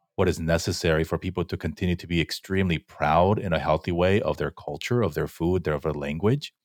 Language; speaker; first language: English; early bilingual, other home language; Korean